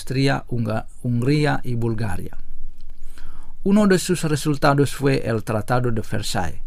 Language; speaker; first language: Spanish; non-native, fluent; Indonesian